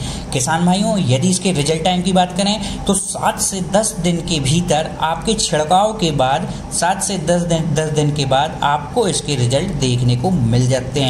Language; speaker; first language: Hindi; native; Hindi